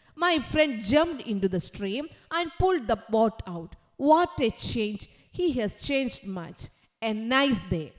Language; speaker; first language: English; non-native, local second language; Malayalam